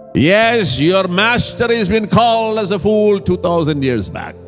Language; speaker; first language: English; non-native, local second language; Malayalam